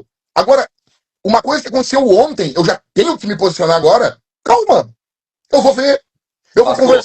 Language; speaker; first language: Portuguese; native; Portuguese